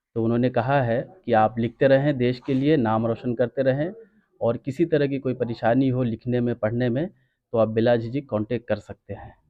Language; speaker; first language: Hindi; native; Hindi